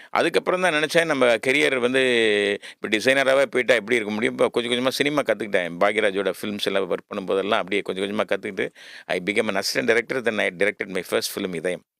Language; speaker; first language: Tamil; native; Tamil